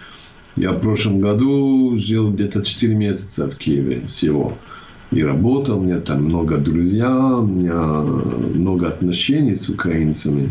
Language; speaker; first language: Russian; non-native, fluent; English